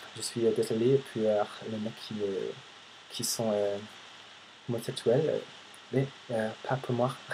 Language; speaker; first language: French; non-native, learner; English